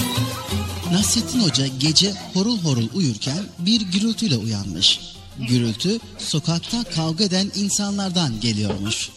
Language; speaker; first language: Turkish; native; Turkish